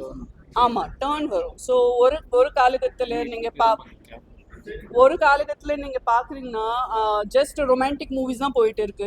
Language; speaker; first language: Tamil; non-native, fluent; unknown